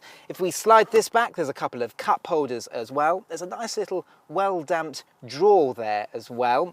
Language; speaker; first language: English; native; English